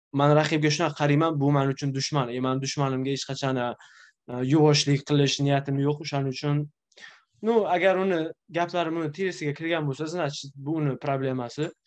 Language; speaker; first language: Uzbek; native; Uzbek